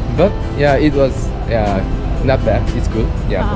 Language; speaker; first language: English; non-native, learner; Korean